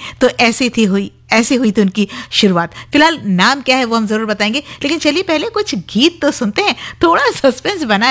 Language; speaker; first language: Hindi; native; Hindi